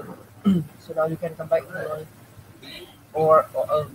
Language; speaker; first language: English; non-native, learner; Vietnamese